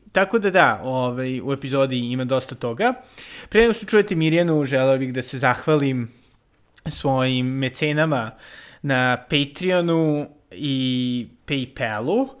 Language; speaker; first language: Serbian; native; Serbian